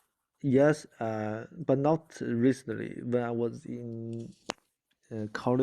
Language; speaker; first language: English; non-native, learner; Chinese